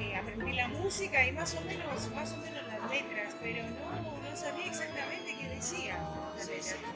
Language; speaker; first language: Spanish; non-native, fluent; Greek